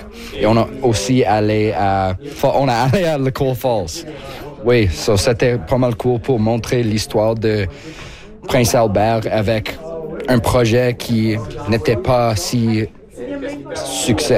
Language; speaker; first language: French; non-native, local second language; English